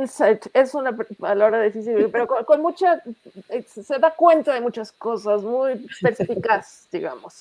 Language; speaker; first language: Spanish; native; Spanish